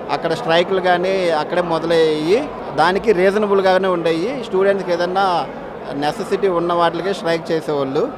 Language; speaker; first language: Telugu; native; Telugu